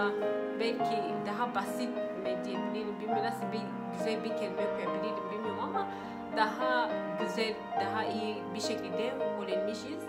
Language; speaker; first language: Turkish; non-native, fluent; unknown